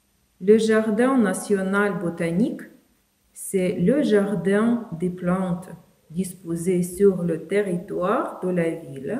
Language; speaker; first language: French; non-native, fluent; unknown